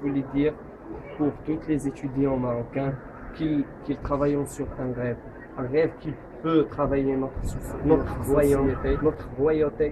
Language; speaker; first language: French; non-native, local second language; Arabic